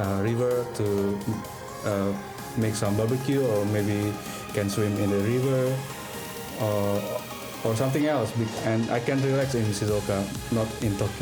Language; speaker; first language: English; non-native, learner; Indonesian